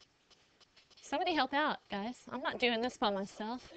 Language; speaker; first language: English; native; English